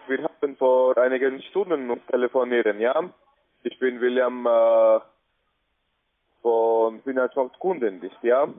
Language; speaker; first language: German; non-native, learner; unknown